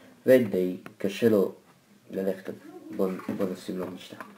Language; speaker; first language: Hebrew; native; Hebrew